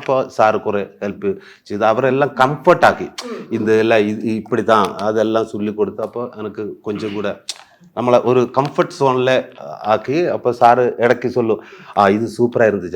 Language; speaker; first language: Tamil; non-native, learner; Malayalam